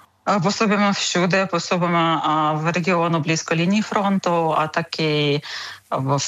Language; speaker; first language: Czech; non-native, fluent; Ukrainian